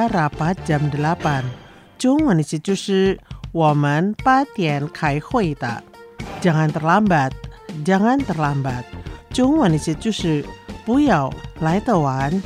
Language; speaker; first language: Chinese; early bilingual, heritage; Chinese